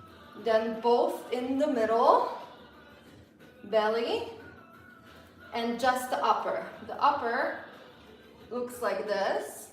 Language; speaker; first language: English; non-native, fluent; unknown